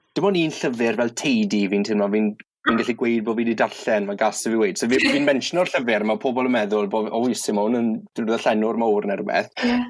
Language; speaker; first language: Welsh; native; Welsh